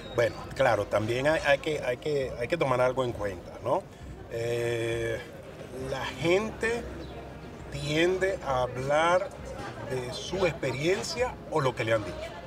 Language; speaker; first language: Spanish; native; Spanish